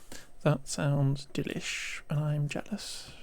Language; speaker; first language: English; native; English